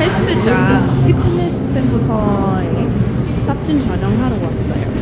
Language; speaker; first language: Korean; non-native, fluent; English